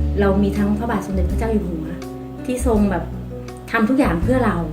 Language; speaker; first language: Thai; native; Thai